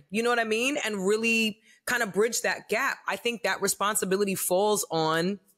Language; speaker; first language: English; native; English